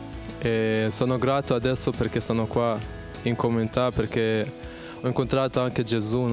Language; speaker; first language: Italian; non-native, fluent; Bosnian